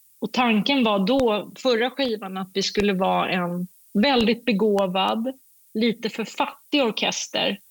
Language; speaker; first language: Swedish; native; Swedish